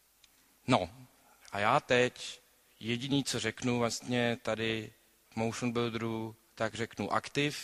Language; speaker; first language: Czech; native; Czech